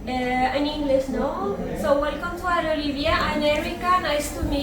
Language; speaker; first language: English; non-native, learner; French